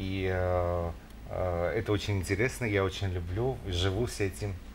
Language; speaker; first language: Russian; non-native, fluent; Romanian